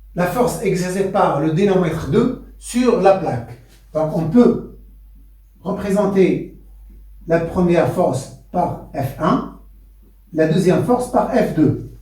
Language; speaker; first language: French; non-native, local second language; Arabic